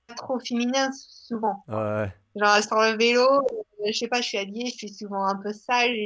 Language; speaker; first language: French; non-native, fluent; English